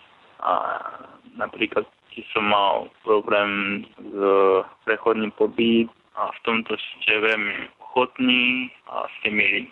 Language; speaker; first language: Slovak; non-native, fluent; Japanese